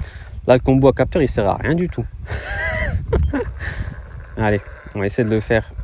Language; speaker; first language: French; native; French